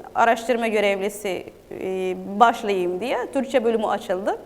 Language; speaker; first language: Turkish; non-native, fluent; Arabic